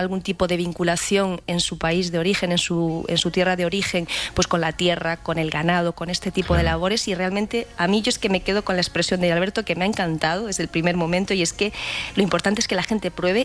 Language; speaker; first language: Spanish; native; Spanish